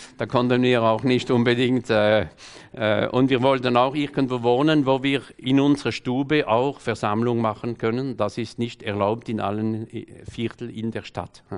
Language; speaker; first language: German; non-native, fluent; French